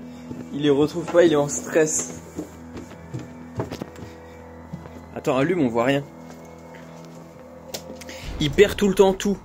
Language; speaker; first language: French; native; French